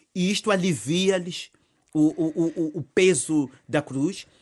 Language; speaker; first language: Portuguese; non-native, local second language; Tsonga